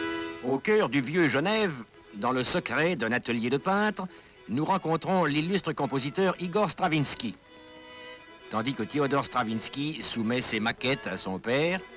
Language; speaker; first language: French; native; French